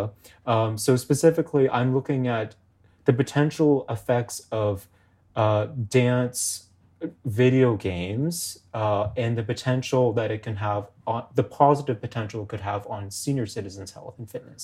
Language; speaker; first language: English; native; English